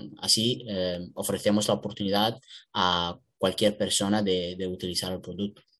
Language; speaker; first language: Spanish; non-native, learner; Italian